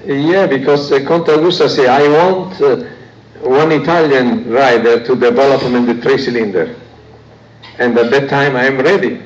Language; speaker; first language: English; non-native, learner; Italian